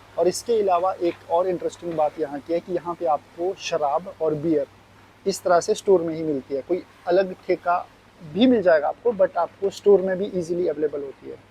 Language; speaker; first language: Hindi; native; Hindi